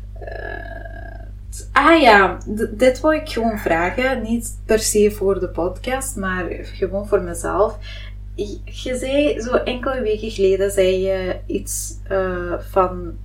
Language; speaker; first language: Dutch; non-native, local second language; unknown